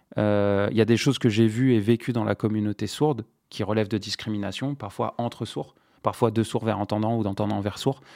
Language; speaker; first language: French; non-native, local second language; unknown